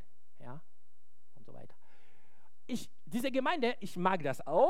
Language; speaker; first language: German; non-native, fluent; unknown